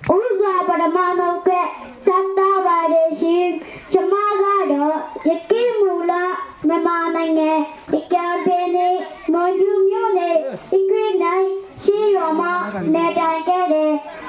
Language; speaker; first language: Burmese; non-native, local second language; Rohingya